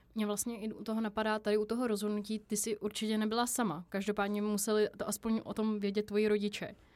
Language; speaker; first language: Czech; native; Czech